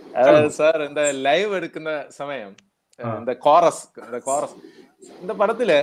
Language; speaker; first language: Tamil; non-native, learner; Malayalam